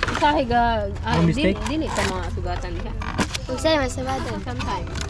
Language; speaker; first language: English; non-native, local second language; Cebuano